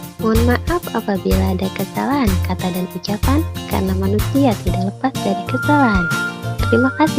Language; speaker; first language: Indonesian; native; Indonesian